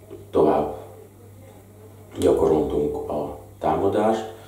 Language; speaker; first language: Hungarian; non-native, fluent; Slovak